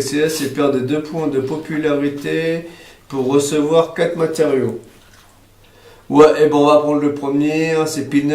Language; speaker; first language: French; native; French